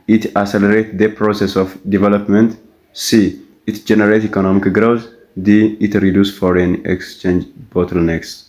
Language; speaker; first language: English; non-native, local second language; Amharic